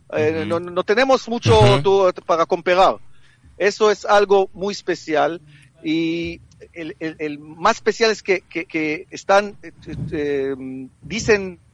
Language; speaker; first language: Spanish; early bilingual, heritage; Hebrew